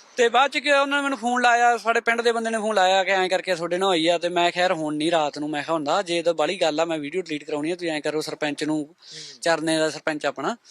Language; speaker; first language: Punjabi; native; Punjabi